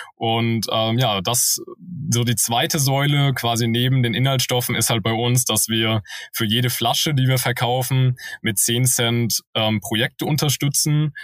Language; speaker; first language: German; native; German